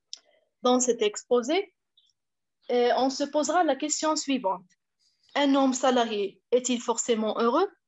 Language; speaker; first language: French; non-native, fluent; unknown